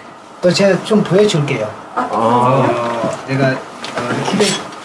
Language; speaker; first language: Korean; non-native, learner; Tibetan